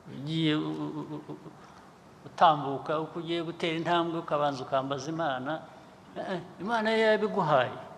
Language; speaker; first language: Kinyarwanda; early bilingual, heritage; Kinyarwanda